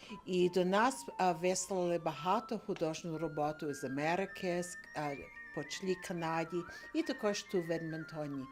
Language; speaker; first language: Ukrainian; early bilingual, heritage; Ukrainian